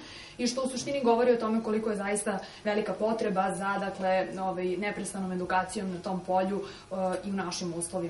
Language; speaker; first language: Serbian; native; Serbian